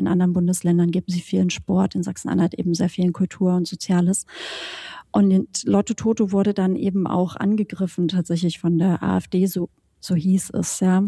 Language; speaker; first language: German; native; German